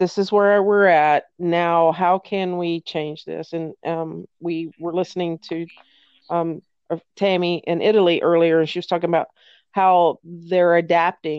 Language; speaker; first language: English; native; English